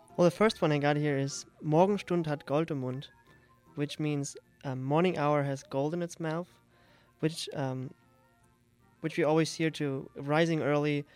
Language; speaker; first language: English; non-native, fluent; German